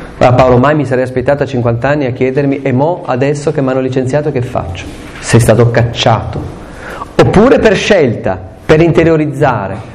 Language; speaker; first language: Italian; non-native, local second language; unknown